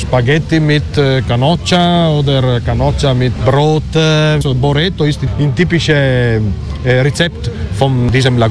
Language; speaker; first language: German; non-native, learner; Italian